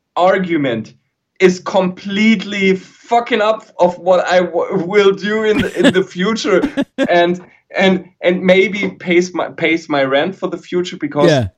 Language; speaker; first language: English; non-native, fluent; German